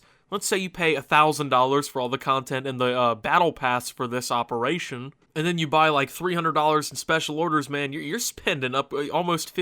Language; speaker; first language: English; native; English